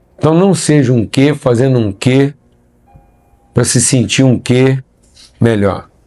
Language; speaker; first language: Portuguese; native; Portuguese